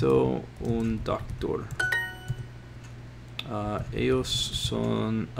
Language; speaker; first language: Spanish; non-native, learner; English